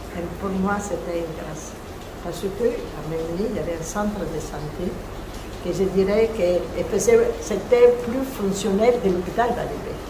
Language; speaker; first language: French; non-native, fluent; Italian